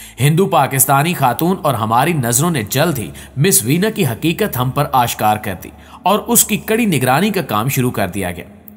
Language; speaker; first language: Urdu; native; Urdu